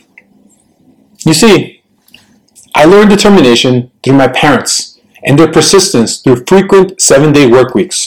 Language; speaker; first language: English; early bilingual, other home language; Spanish